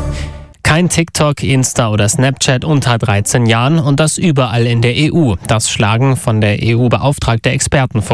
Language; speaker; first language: German; native; German